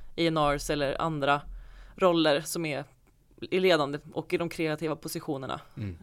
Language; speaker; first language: Swedish; native; Swedish